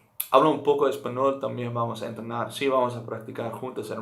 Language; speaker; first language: Spanish; non-native, learner; Dutch